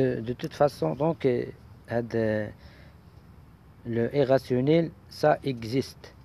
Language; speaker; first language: French; non-native, local second language; Arabic